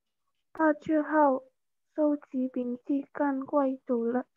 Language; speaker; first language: Chinese; non-native, learner; Indonesian